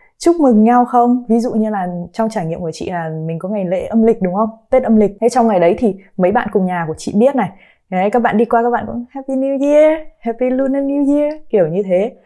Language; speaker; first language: Vietnamese; native; Vietnamese